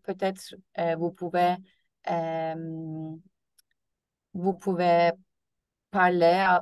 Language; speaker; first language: French; non-native, learner; Turkish